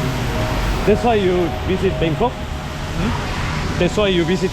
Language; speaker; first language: English; non-native, learner; Korean